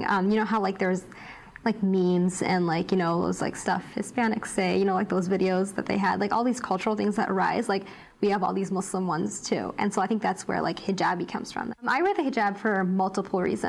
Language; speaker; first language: English; native; English